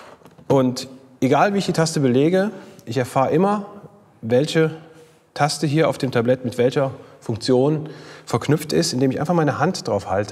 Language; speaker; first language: German; native; German